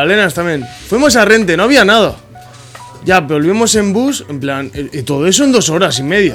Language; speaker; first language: Spanish; native; Spanish